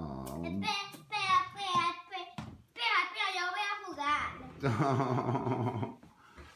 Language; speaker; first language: Spanish; early bilingual, other home language; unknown